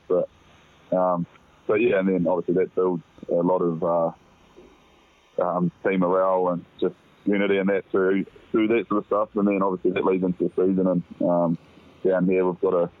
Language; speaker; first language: English; native; English